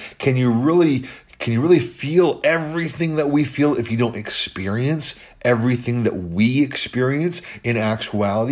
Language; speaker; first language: English; native; English